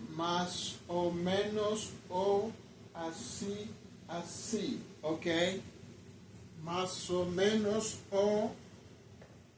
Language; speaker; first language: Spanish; non-native, learner; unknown